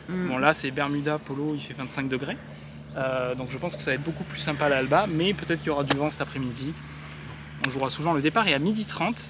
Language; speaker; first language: French; native; French